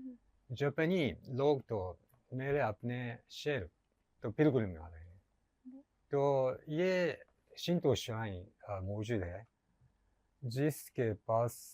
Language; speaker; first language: Hindi; non-native, learner; Japanese